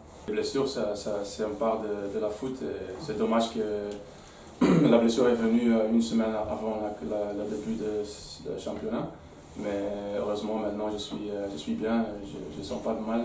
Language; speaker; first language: French; non-native, fluent; Dutch